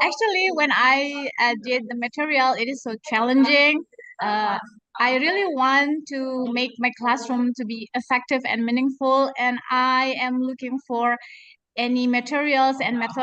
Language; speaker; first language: English; non-native, learner; Indonesian